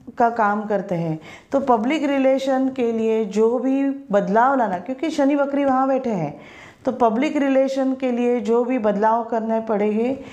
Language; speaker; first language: Hindi; non-native, local second language; Marathi